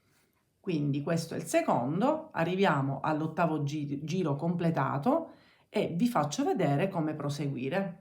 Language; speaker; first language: Italian; native; Italian